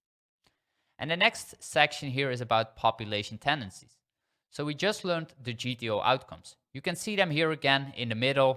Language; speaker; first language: English; non-native, fluent; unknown